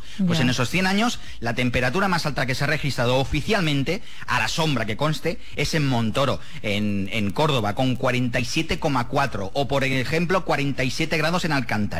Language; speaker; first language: Spanish; native; Spanish